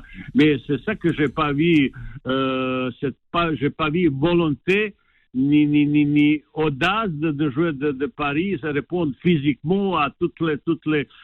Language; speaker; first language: French; non-native, fluent; Bosnian